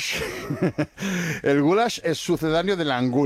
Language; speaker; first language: Spanish; native; Spanish